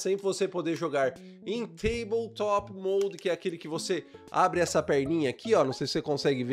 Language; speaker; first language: Portuguese; native; Portuguese